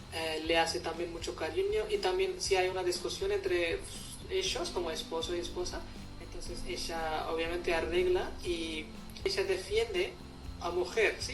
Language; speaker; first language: Spanish; non-native, fluent; Hindi